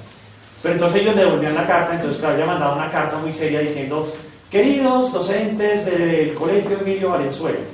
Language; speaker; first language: Spanish; native; Spanish